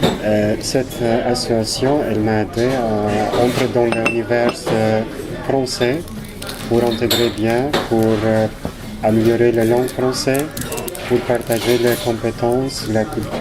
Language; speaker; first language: French; non-native, fluent; Albanian